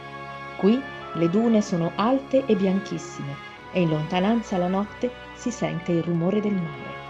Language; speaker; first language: Italian; native; Italian